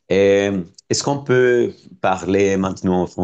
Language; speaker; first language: French; non-native, fluent; Spanish